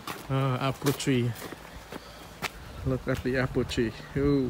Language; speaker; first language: English; non-native, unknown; Vietnamese